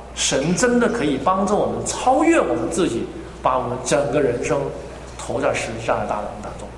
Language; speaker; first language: Chinese; non-native, fluent; Cantonese